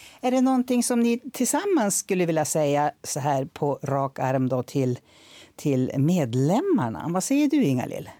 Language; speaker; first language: Swedish; native; Swedish